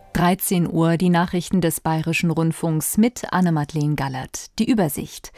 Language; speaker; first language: German; native; German